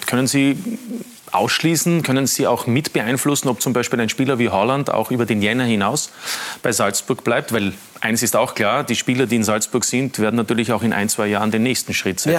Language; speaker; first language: German; native; German